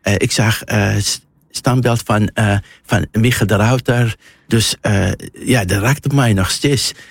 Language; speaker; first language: Dutch; non-native, fluent; Arabic